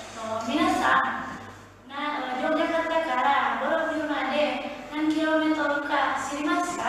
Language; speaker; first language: Japanese; non-native, learner; Indonesian